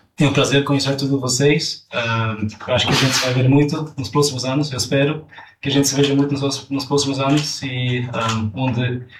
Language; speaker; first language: Portuguese; non-native, fluent; German